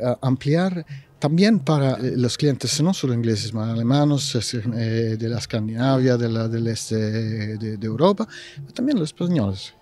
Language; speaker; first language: Spanish; non-native, learner; Italian